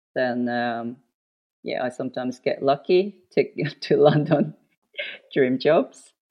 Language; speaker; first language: English; non-native, fluent; Japanese